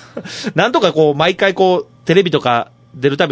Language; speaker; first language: Japanese; native; Japanese